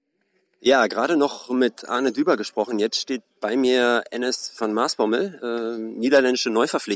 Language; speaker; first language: German; native; German